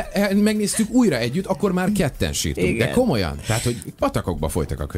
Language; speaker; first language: Hungarian; native; Hungarian